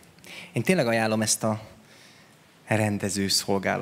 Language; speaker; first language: Hungarian; native; Hungarian